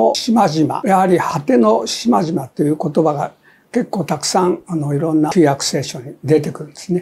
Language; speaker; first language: Japanese; native; Japanese